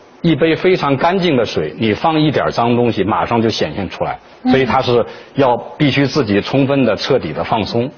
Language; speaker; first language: Chinese; native; Chinese